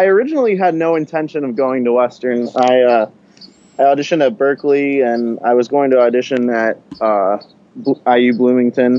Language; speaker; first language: English; native; English